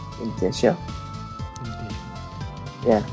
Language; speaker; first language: English; non-native, learner; Japanese